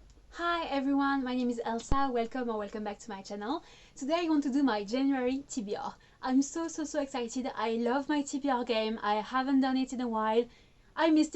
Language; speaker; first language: English; non-native, fluent; French